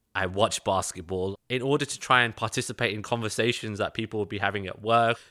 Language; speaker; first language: English; native; English